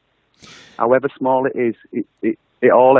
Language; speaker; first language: English; native; English